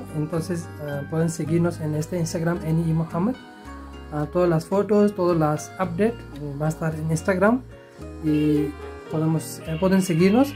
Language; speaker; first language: Spanish; non-native, learner; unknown